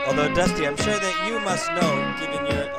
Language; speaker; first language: English; native; English